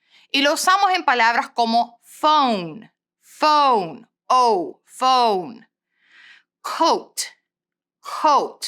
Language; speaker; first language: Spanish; non-native, fluent; English